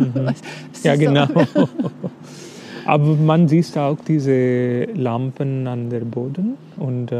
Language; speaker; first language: German; non-native, fluent; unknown